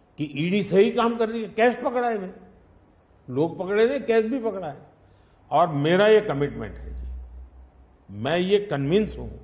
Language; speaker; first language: Hindi; non-native, local second language; Gujarati